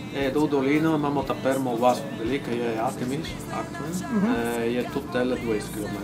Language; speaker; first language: Slovenian; early bilingual, heritage; Slovenian